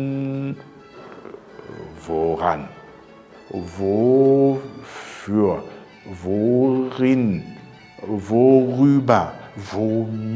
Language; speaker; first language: German; non-native, fluent; Rundi